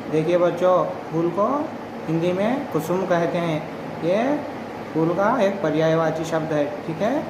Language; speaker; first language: Hindi; non-native, local second language; Telugu